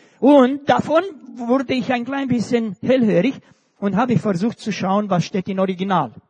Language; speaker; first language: German; non-native, fluent; Romanian